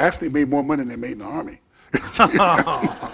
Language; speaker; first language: English; native; English